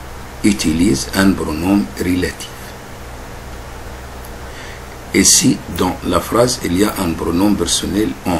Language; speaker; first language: French; non-native, fluent; Arabic